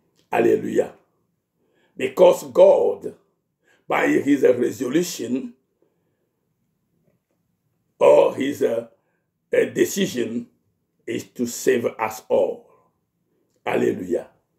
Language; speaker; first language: English; non-native, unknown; Ewe